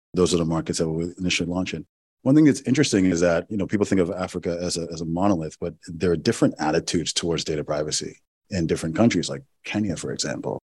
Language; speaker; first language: English; non-native, local second language; Igbo